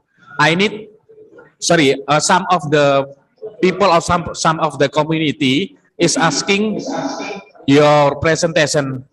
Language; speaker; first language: English; non-native, learner; Indonesian